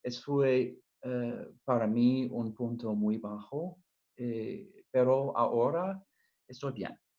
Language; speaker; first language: Spanish; non-native, fluent; English